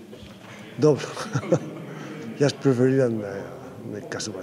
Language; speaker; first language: Macedonian; non-native, learner; Spanish